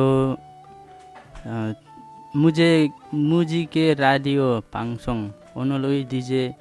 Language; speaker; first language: Korean; non-native, learner; Nepali